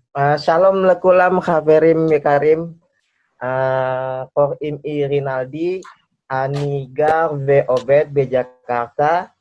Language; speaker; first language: Hebrew; non-native, learner; Indonesian